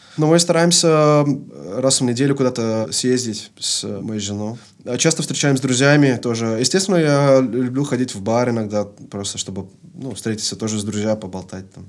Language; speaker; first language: Russian; non-native, fluent; Dutch